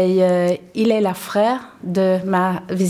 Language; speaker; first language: French; non-native, learner; English